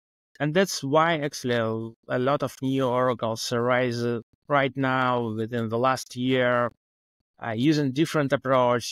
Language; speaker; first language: English; non-native, fluent; Russian